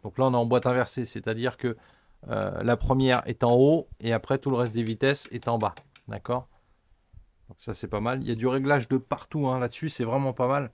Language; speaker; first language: French; native; French